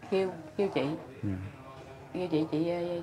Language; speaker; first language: Vietnamese; native; Vietnamese